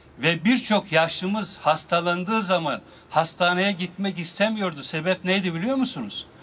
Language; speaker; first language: Turkish; native; Turkish